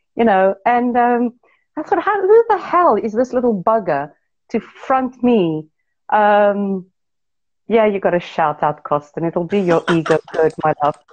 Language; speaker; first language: English; non-native, local second language; Portuguese